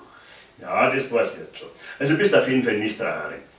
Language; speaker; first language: German; native; German